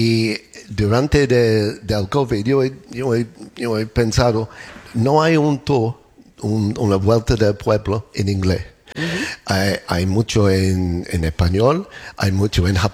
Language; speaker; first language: Spanish; non-native, learner; English